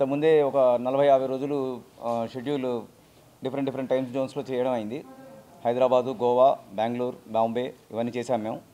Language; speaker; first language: Telugu; native; Telugu